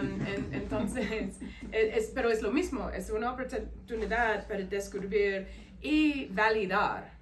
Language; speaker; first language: Spanish; non-native, fluent; English